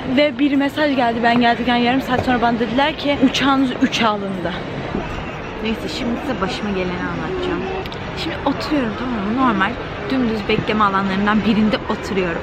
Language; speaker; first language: Turkish; native; Turkish